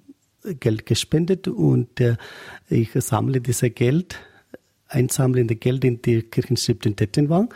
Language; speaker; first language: German; non-native, learner; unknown